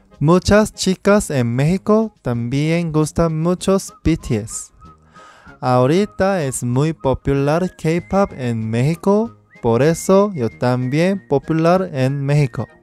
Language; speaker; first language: Spanish; non-native, learner; Korean